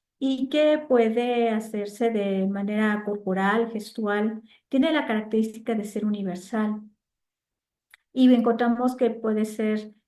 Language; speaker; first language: Spanish; native; Spanish